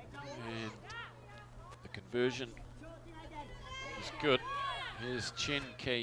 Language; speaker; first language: English; native; English